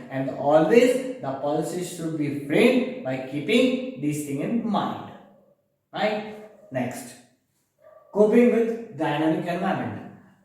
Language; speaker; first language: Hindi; native; Hindi